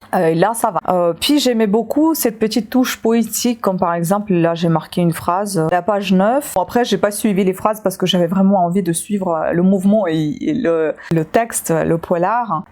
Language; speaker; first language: French; non-native, fluent; Russian